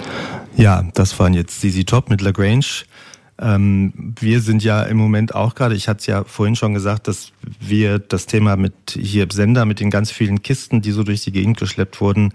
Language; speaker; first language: German; native; German